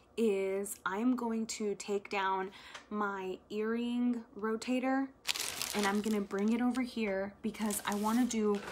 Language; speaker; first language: English; early bilingual, other home language; Spanish